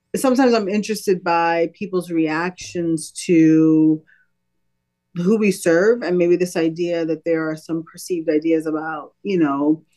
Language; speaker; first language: English; native; English